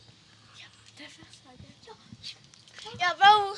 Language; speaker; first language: German; native; German